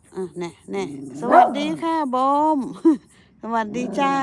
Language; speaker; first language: Thai; non-native, local second language; Northeastern Thai